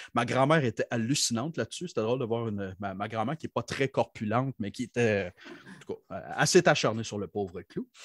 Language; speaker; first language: French; native; French